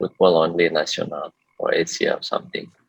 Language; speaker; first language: English; non-native, learner; Indonesian